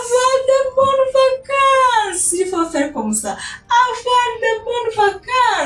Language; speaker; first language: French; non-native, local second language; Kinyarwanda